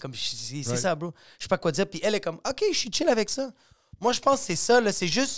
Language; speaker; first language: French; native; French